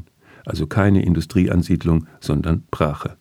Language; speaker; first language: German; native; German